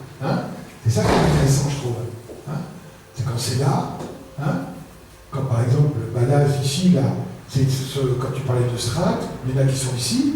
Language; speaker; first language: French; native; French